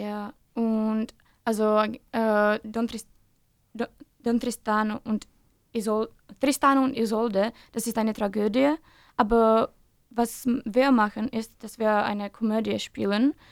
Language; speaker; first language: German; non-native, fluent; Czech